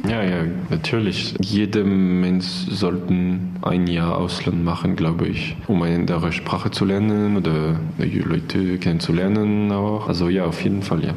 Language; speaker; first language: German; non-native, learner; French